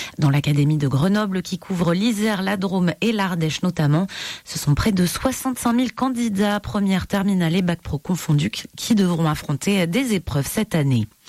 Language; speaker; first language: French; native; French